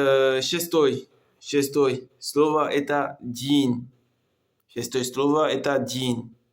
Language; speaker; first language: Russian; non-native, learner; Comorian